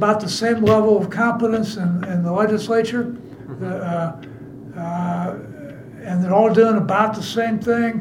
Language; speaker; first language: English; native; English